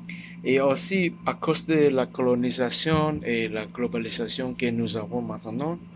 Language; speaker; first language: French; non-native, learner; Chinese